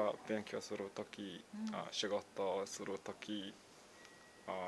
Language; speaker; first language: Japanese; non-native, learner; Mongolian